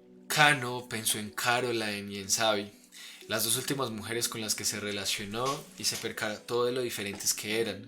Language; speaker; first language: Spanish; native; Spanish